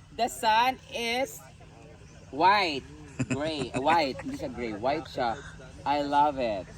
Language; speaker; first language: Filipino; native; Filipino